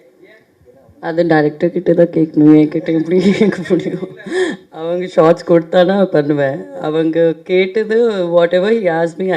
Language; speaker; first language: Tamil; non-native, fluent; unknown